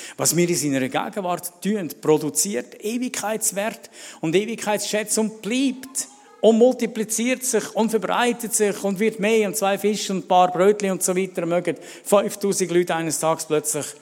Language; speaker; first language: German; native; German